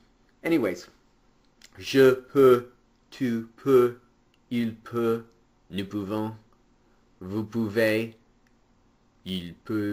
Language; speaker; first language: French; non-native, fluent; English